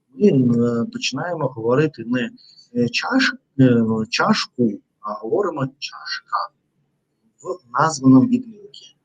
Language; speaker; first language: Ukrainian; non-native, local second language; Russian